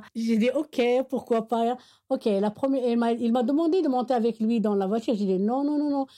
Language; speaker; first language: French; non-native, local second language; Arabic